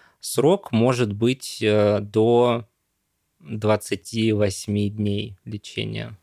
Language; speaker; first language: Russian; native; Russian